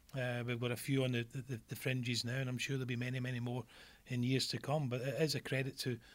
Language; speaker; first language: English; native; English